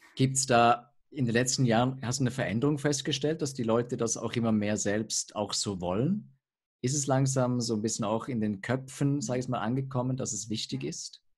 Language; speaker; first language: German; native; German